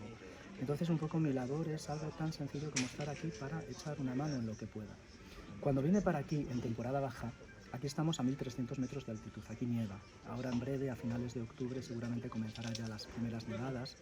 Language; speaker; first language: Spanish; native; Spanish